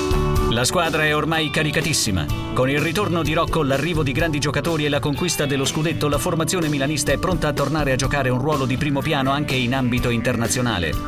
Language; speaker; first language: Italian; native; Italian